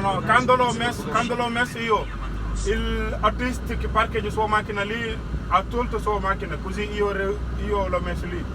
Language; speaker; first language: Italian; non-native, fluent; Wolof